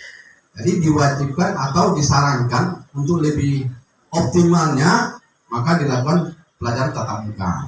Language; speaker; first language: Indonesian; native; Indonesian